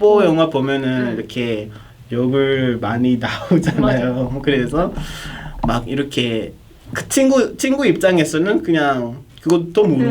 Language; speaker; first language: Korean; non-native, fluent; Kinyarwanda